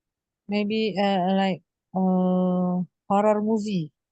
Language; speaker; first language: English; non-native, learner; Indonesian